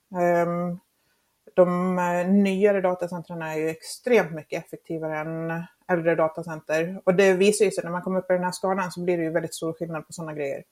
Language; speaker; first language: Swedish; non-native, fluent; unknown